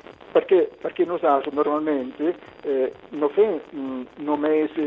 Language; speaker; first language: Catalan; non-native, local second language; Italian